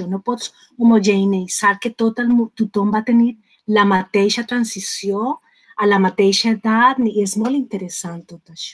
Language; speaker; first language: Catalan; non-native, fluent; Spanish